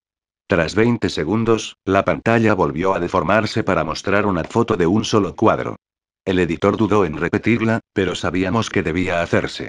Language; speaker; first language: Spanish; native; Spanish